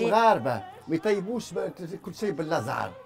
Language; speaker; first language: Arabic; native; Arabic